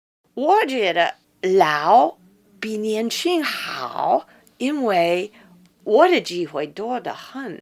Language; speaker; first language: Chinese; non-native, fluent; English